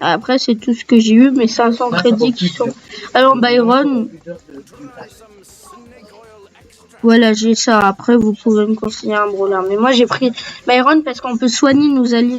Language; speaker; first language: French; native; French